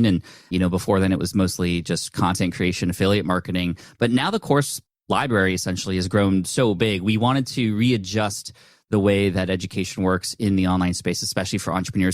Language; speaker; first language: English; native; English